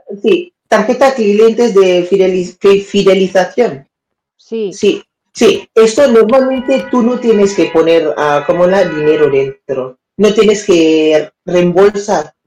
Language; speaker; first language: Spanish; non-native, learner; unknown